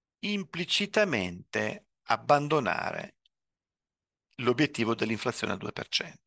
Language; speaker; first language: Italian; native; Italian